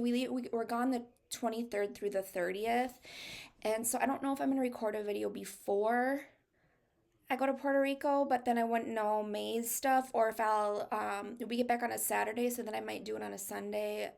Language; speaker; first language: English; native; English